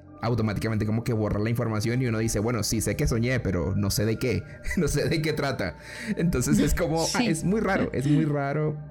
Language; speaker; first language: Spanish; native; Spanish